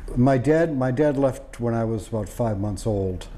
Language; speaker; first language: English; native; English